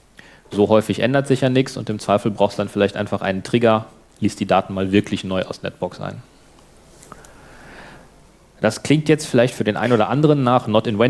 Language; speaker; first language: German; native; German